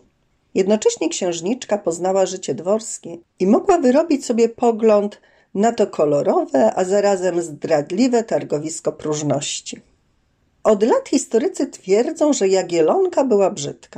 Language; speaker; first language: Polish; native; Polish